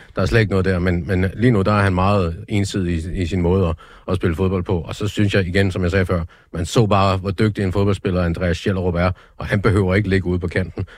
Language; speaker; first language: Danish; native; Danish